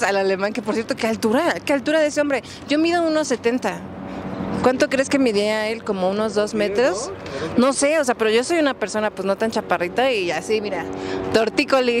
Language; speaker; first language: Spanish; native; Spanish